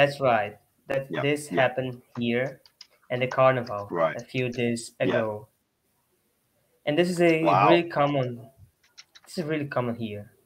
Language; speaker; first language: English; non-native, learner; Portuguese